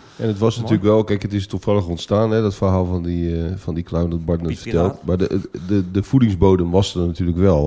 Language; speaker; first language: Dutch; native; Dutch